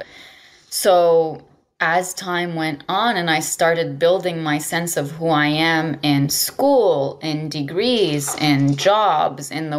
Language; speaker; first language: English; non-native, fluent; Arabic